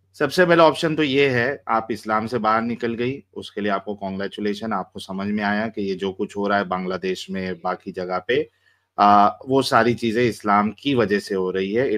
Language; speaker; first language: Hindi; native; Hindi